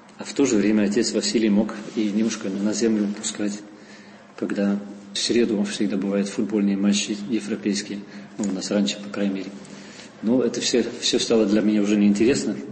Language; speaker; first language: Russian; non-native, fluent; Dutch